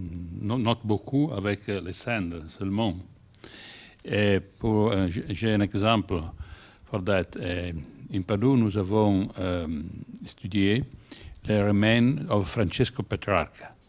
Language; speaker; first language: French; non-native, learner; Italian